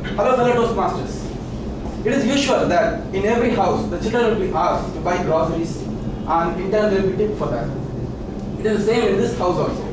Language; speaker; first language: English; non-native, local second language; Tamil